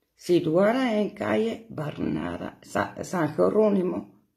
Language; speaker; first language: Spanish; non-native, fluent; German